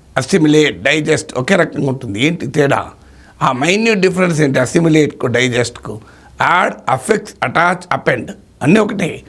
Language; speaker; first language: Telugu; native; Telugu